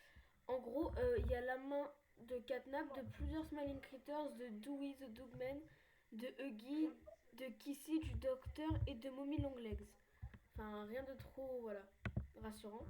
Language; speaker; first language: French; native; French